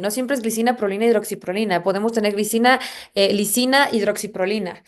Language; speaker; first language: Spanish; native; Spanish